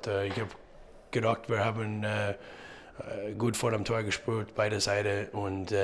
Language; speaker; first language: German; non-native, learner; English